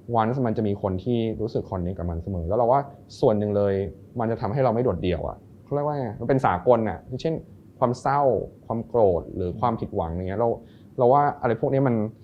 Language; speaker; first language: Thai; native; Thai